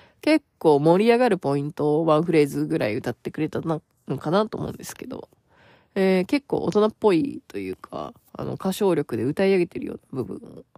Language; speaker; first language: Japanese; native; Japanese